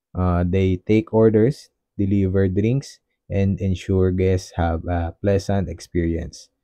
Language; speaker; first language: English; non-native, local second language; Filipino